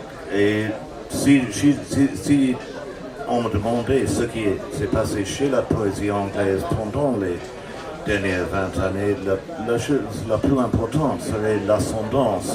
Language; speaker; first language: French; non-native, fluent; English